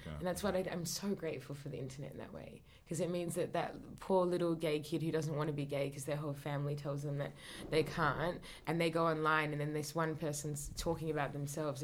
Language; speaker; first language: English; native; English